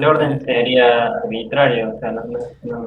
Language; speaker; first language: Spanish; native; Spanish